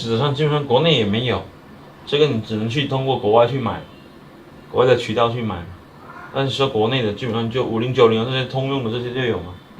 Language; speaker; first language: Chinese; native; Chinese